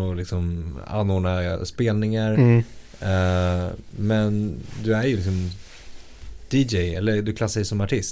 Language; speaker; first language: Swedish; native; Swedish